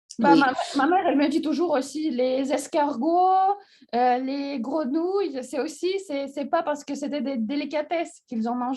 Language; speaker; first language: French; non-native, fluent; Russian